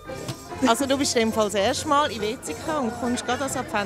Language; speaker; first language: German; native; German